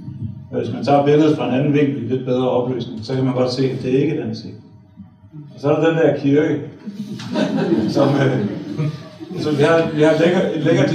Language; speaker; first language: Danish; native; Danish